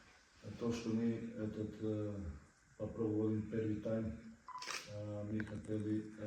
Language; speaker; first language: Russian; non-native, learner; Serbian